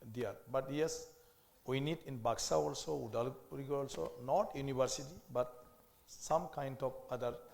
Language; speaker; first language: English; non-native, local second language; Assamese